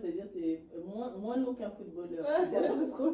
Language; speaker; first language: French; native; French